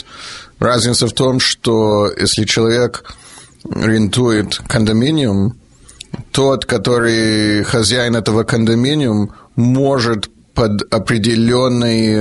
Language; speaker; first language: Russian; early bilingual, heritage; Russian